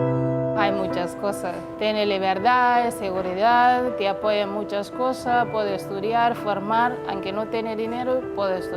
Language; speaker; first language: Spanish; non-native, learner; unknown